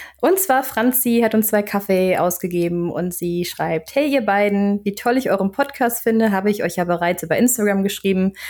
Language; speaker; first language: German; native; German